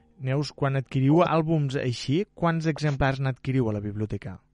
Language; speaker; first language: Catalan; native; Catalan